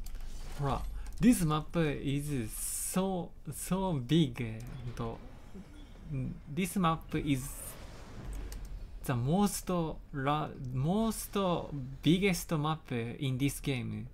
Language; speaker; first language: English; non-native, learner; Japanese